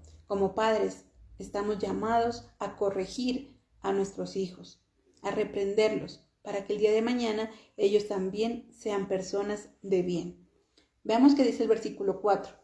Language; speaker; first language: Spanish; native; Spanish